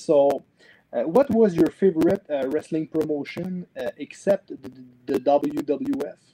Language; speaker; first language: English; non-native, learner; French